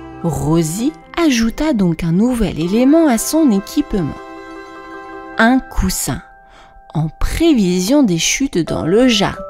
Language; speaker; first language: French; native; French